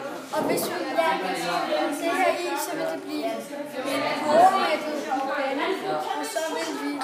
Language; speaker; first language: Danish; native; Danish